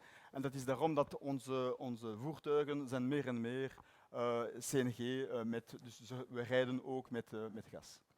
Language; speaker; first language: Dutch; non-native, learner; French